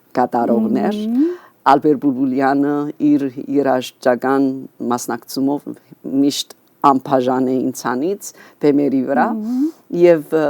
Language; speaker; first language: Armenian; early bilingual, heritage; Armenian